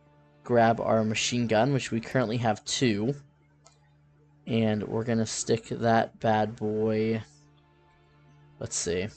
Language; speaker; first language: English; native; English